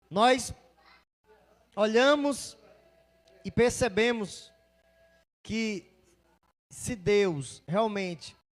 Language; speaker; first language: Portuguese; native; Portuguese